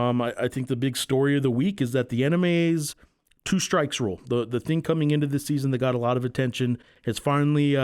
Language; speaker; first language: English; native; English